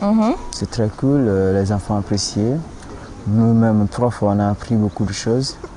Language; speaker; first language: French; non-native, local second language; Ewe